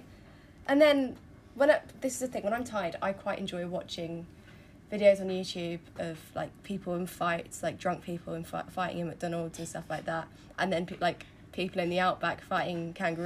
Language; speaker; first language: English; native; English